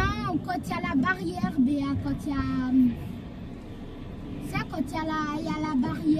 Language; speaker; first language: Portuguese; non-native, learner; French